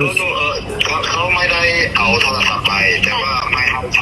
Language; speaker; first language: Thai; non-native, learner; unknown